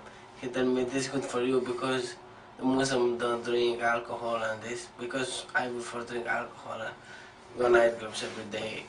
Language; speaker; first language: English; non-native, learner; Spanish